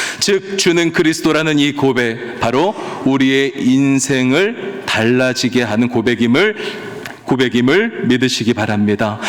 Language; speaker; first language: Korean; native; Korean